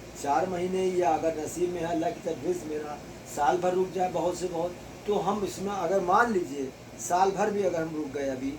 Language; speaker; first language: Hindi; native; Hindi